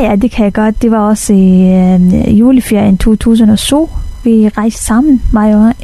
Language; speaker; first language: Danish; non-native, fluent; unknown